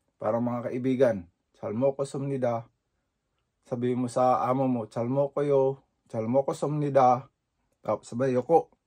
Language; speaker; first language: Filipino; native; Filipino